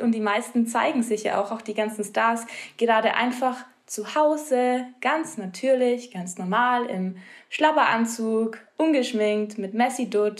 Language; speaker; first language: German; native; German